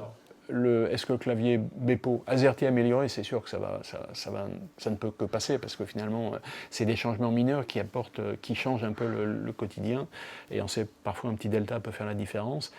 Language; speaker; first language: French; native; French